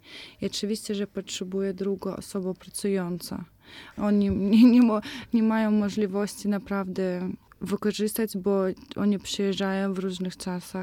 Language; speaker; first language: Polish; non-native, fluent; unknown